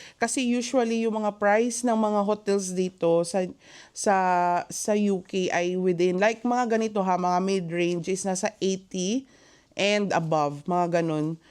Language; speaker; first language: Filipino; native; Filipino